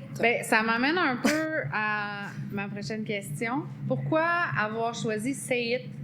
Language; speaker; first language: French; native; French